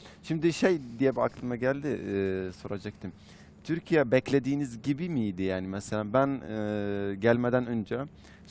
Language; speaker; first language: Turkish; non-native, fluent; Arabic